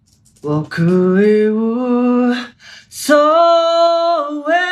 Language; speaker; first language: Chinese; non-native, learner; Japanese